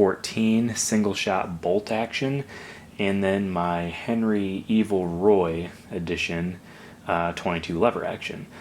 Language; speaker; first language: English; native; English